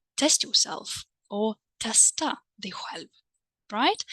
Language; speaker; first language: Swedish; non-native, fluent; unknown